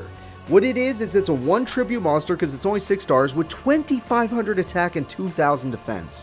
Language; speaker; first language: English; native; English